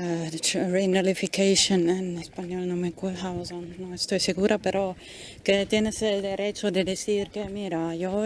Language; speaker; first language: Spanish; non-native, fluent; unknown